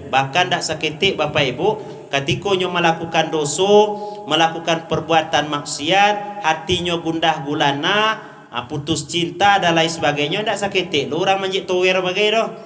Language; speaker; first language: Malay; non-native, local second language; Minangkabau